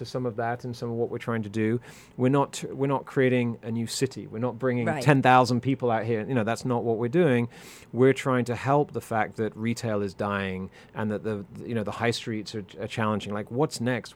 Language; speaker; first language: English; non-native, local second language; French